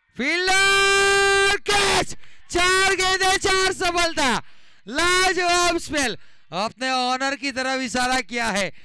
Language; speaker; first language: Hindi; non-native, local second language; Gujarati